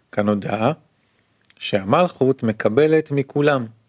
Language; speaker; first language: Hebrew; native; Hebrew